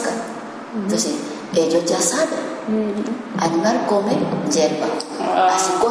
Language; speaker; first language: Spanish; non-native, learner; Japanese